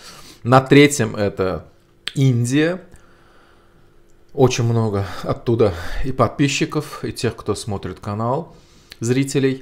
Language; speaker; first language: Russian; non-native, local second language; Azerbaijani